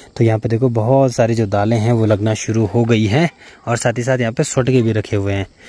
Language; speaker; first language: Hindi; non-native, local second language; Garhwali